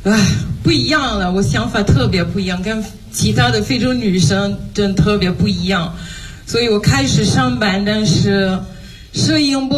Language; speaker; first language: Chinese; non-native, fluent; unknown